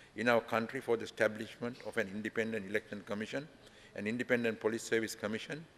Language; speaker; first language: English; non-native, local second language; Sinhala